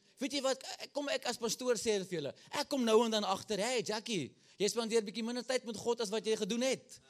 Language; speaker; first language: Afrikaans; native; Afrikaans